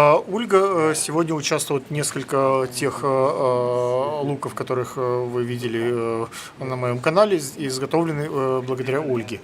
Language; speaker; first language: Russian; native; Russian